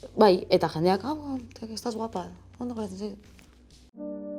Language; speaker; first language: Basque; non-native, local second language; Spanish